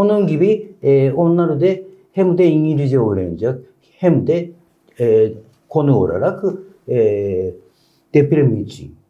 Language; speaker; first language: Turkish; non-native, learner; Japanese